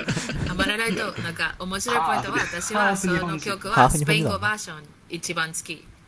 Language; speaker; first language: Japanese; non-native, learner; Spanish